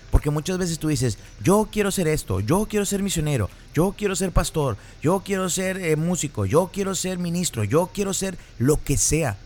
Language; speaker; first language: Spanish; native; Spanish